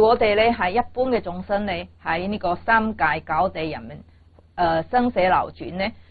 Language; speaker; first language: Cantonese; non-native, fluent; Chinese